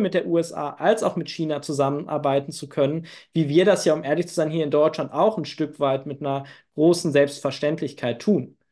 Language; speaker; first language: German; native; German